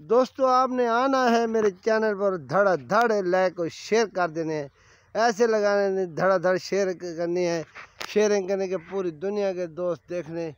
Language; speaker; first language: Urdu; non-native, local second language; Saraiki